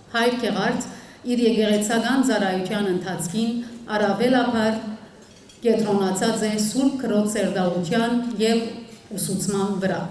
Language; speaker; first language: Armenian; early bilingual, heritage; Armenian